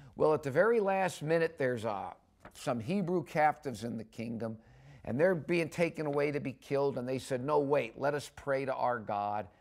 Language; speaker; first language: English; native; English